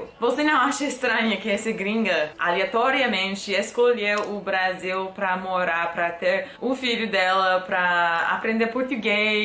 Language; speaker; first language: Portuguese; non-native, fluent; English